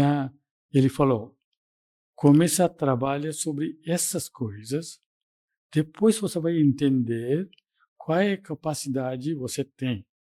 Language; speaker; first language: Portuguese; non-native, fluent; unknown